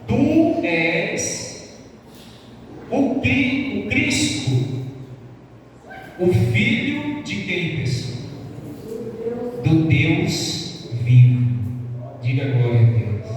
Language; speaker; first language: Portuguese; native; Portuguese